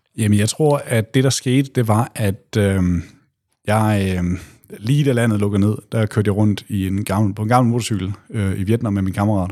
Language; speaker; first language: Danish; native; Danish